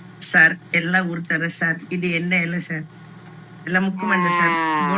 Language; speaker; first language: Tamil; non-native, learner; Malayalam